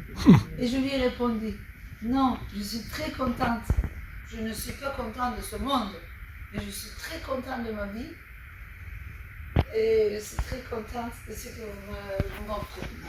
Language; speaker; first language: French; non-native, fluent; Turkish